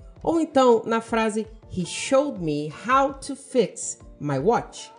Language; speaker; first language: English; non-native, fluent; Portuguese